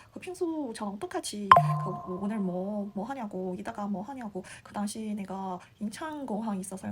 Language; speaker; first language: Korean; non-native, learner; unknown